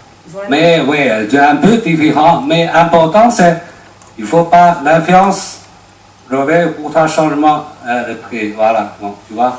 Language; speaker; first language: French; non-native, learner; Chinese